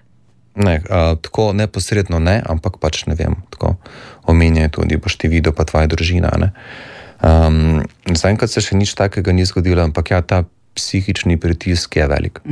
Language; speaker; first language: Slovenian; native; Slovenian